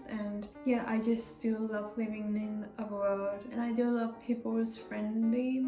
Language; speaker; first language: English; non-native, fluent; Japanese